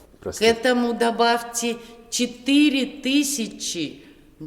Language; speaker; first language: Russian; native; Russian